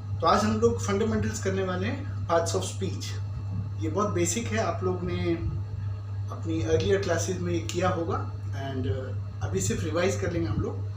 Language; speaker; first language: Hindi; non-native, local second language; Marathi